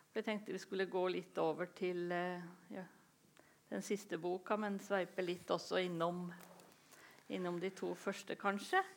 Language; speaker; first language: Norwegian; native; Norwegian